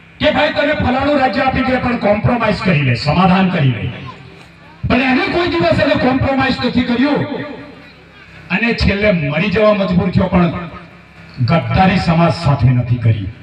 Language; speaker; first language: Gujarati; non-native, local second language; Rathawi